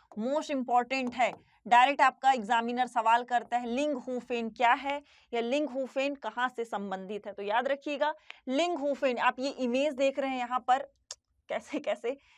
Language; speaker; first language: Hindi; native; Hindi